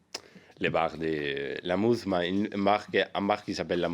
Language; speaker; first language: French; non-native, learner; Spanish